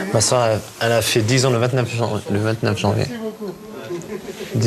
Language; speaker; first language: French; non-native, local second language; Arabic